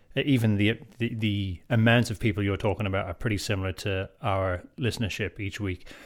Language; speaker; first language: English; native; English